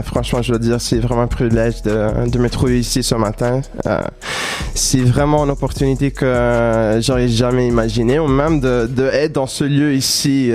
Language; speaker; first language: French; non-native, local second language; English